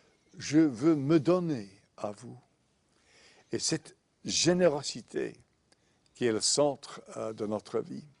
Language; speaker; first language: French; non-native, fluent; English